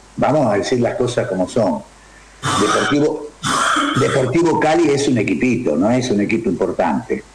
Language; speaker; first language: Spanish; native; Spanish